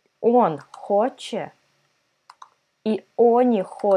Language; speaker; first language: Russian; non-native, fluent; Serbian